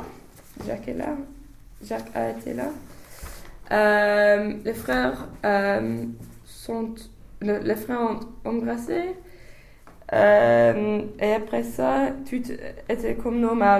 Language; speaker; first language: French; non-native, learner; English